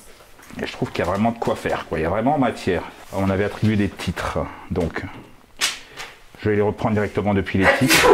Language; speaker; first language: French; native; French